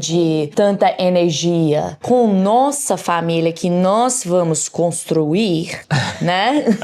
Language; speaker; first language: Portuguese; non-native, learner; English